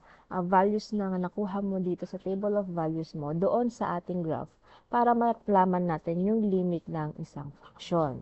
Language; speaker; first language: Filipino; native; Filipino